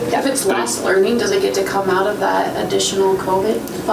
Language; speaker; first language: English; non-native, fluent; German